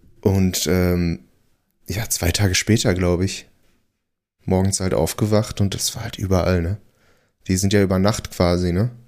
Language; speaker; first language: German; early bilingual, other home language; Portuguese